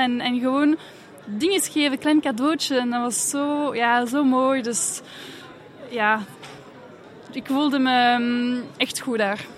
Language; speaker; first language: Dutch; non-native, fluent; French